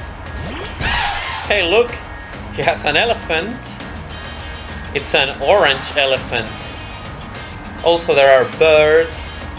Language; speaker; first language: English; non-native, fluent; Spanish